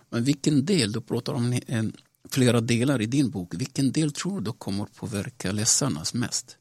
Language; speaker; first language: Swedish; non-native, fluent; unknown